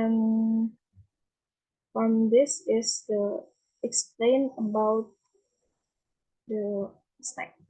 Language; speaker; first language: English; non-native, learner; Indonesian